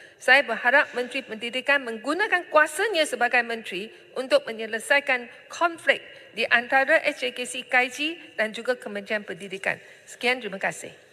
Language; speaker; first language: Malay; non-native, local second language; Chinese